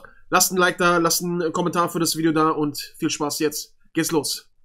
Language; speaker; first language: German; native; German